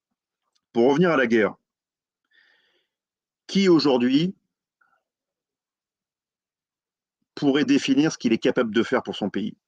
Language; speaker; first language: French; native; French